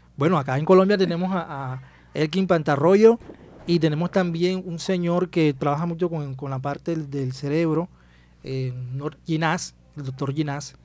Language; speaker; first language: Spanish; native; Spanish